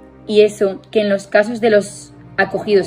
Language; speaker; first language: Spanish; native; Spanish